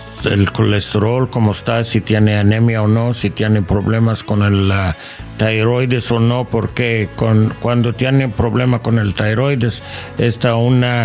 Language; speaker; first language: Spanish; non-native, learner; English